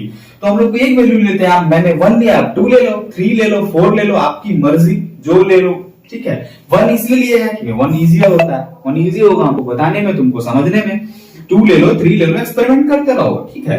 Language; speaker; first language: Hindi; native; Hindi